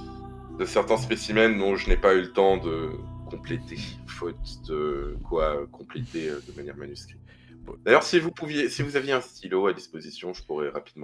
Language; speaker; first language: French; native; French